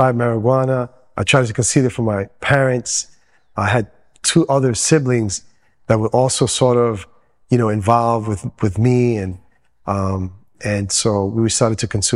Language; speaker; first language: English; non-native, local second language; Spanish